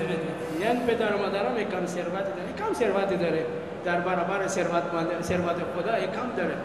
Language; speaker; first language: Persian; non-native, learner; Malagasy